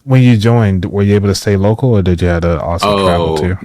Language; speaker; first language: English; native; English